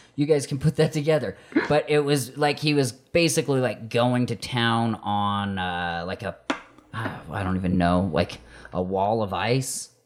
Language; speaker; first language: English; native; English